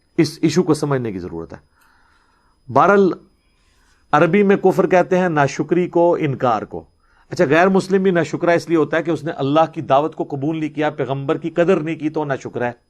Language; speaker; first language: Urdu; non-native, local second language; Punjabi